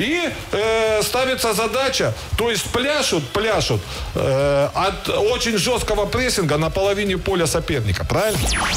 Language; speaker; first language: Russian; native; Russian